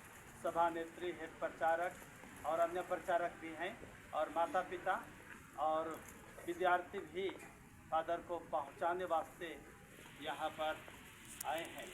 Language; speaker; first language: Hindi; native; Hindi